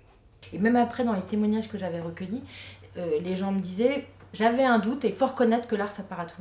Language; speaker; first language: French; native; French